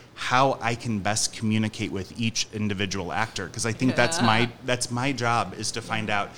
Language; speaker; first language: English; native; English